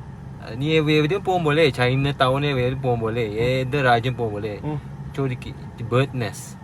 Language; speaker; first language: Malayalam; non-native, learner; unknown